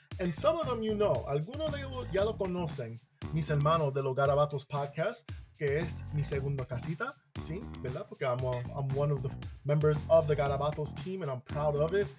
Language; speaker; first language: English; early bilingual, other home language; Spanish